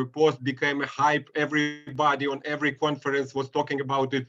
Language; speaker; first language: English; non-native, fluent; Ukrainian